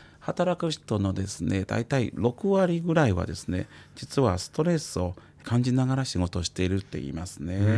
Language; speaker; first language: Japanese; non-native, fluent; Chinese